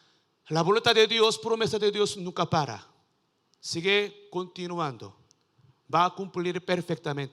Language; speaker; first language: Spanish; non-native, learner; Korean